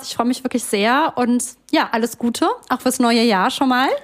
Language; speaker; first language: German; native; German